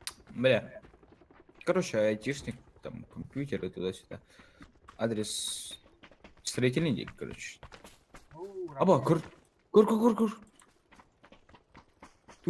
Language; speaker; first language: Russian; non-native, local second language; Yakut